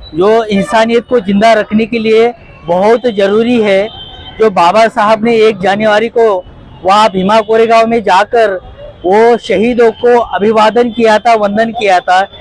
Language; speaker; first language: Hindi; non-native, local second language; Marathi